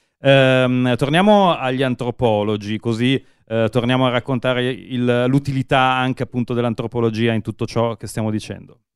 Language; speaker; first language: Italian; native; Italian